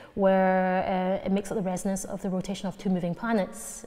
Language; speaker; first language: English; native; English